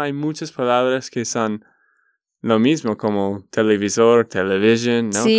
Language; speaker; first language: Spanish; non-native, learner; English